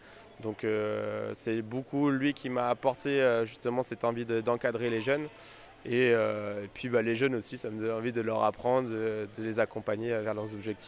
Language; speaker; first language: French; native; French